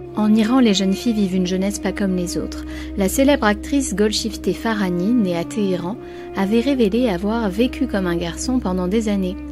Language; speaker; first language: French; native; French